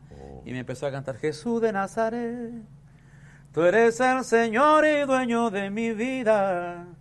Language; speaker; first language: Spanish; native; Spanish